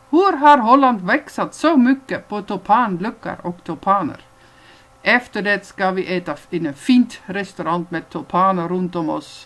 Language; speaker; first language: Swedish; non-native, fluent; Dutch